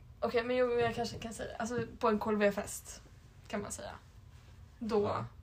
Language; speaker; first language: Swedish; native; Swedish